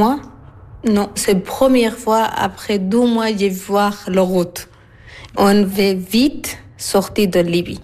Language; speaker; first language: French; non-native, learner; Arabic